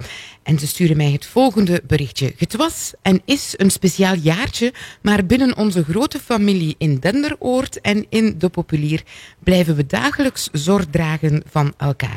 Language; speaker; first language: Dutch; native; Dutch